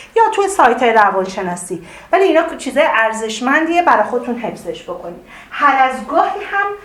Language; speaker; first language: Persian; native; Persian